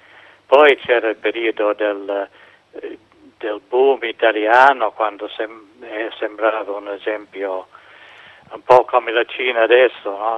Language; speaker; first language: Italian; non-native, fluent; English